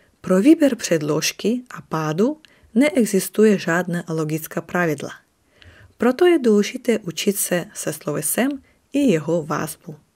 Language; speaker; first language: Czech; non-native, fluent; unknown